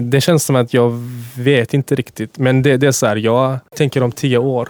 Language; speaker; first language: Swedish; non-native, fluent; Persian